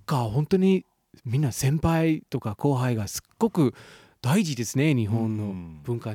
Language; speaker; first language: Japanese; non-native, fluent; English